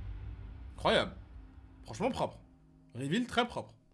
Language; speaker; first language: French; native; French